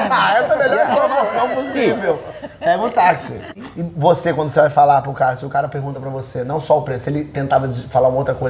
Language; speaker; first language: Portuguese; native; Portuguese